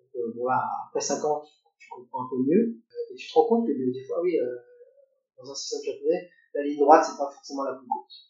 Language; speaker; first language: French; early bilingual, other home language; Cantonese